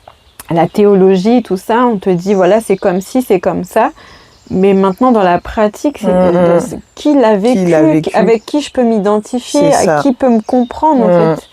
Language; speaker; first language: French; native; French